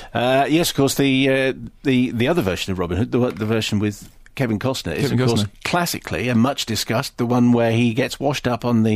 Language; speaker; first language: English; native; English